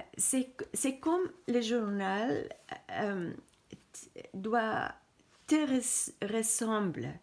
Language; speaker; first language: French; non-native, fluent; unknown